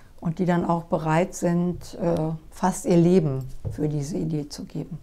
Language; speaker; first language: German; native; German